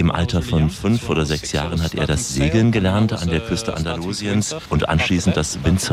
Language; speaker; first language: German; native; German